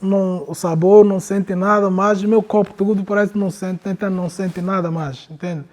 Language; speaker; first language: Portuguese; non-native, learner; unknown